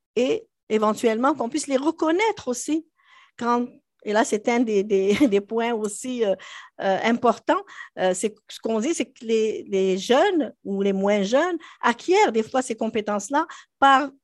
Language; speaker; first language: French; non-native, local second language; Arabic